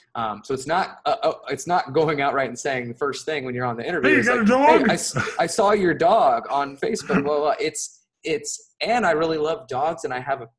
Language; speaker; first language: English; native; English